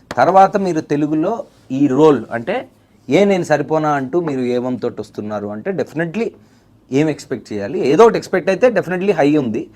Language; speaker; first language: Telugu; native; Telugu